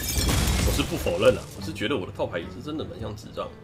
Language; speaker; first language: Chinese; native; Chinese